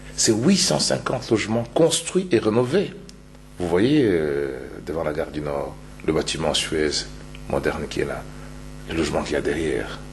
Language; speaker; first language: French; non-native, local second language; Luba-Lulua